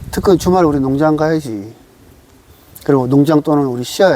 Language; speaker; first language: Korean; native; Korean